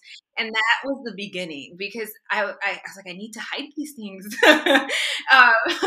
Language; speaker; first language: English; native; English